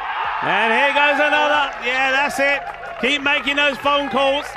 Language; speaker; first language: English; native; English